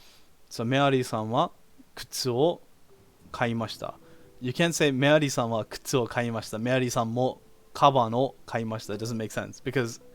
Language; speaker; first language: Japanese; non-native, learner; English